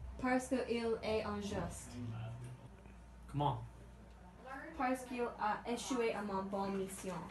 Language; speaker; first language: French; non-native, learner; English